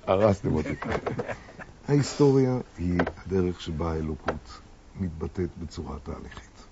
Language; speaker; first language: Hebrew; non-native, fluent; German